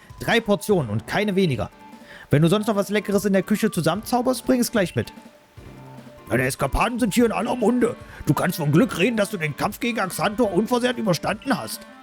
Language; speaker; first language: German; native; German